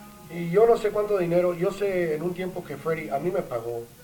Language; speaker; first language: Spanish; early bilingual, heritage; Spanish